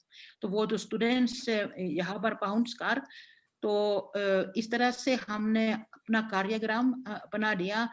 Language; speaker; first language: Hindi; non-native, fluent; Finnish